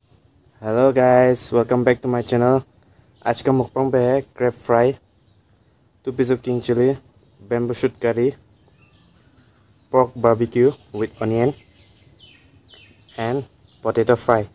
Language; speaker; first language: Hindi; non-native, local second language; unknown